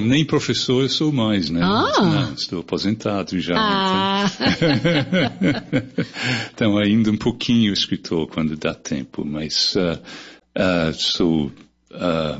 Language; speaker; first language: Portuguese; non-native, fluent; English